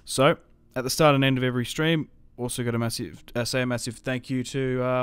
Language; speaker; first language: English; native; English